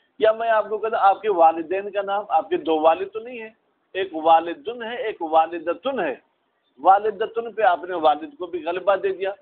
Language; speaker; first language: Urdu; non-native, local second language; Sindhi